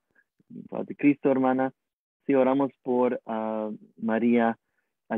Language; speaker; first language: Spanish; non-native, learner; English